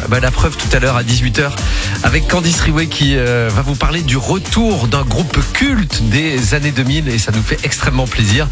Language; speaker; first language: French; native; French